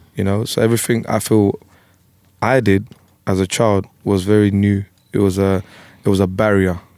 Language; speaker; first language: English; native; English